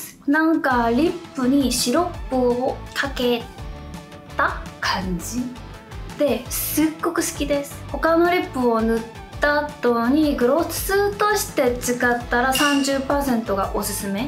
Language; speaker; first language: Japanese; non-native, fluent; Korean